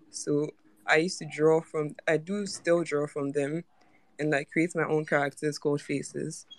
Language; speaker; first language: English; non-native, local second language; Akan